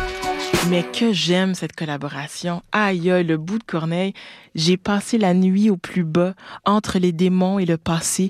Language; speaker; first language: French; native; French